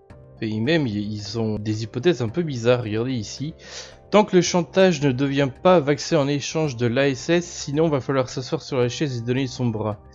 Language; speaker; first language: French; native; French